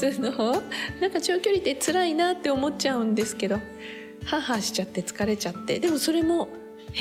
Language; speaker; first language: Japanese; native; Japanese